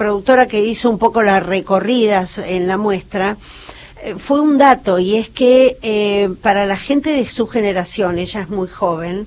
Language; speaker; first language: Spanish; native; Spanish